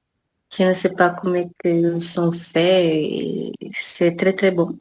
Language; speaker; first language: French; non-native, learner; Portuguese